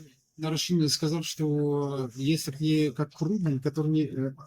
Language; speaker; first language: Russian; non-native, learner; French